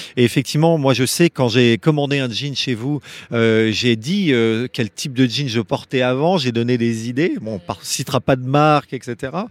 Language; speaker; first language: French; native; French